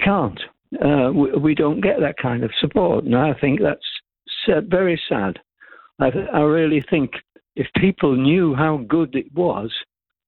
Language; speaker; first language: English; native; English